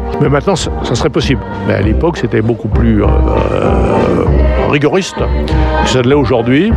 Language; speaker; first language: French; native; French